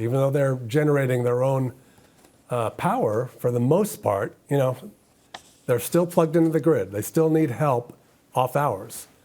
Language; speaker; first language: English; native; English